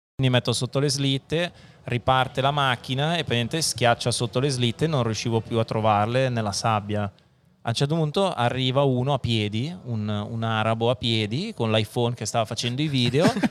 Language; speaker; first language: Italian; native; Italian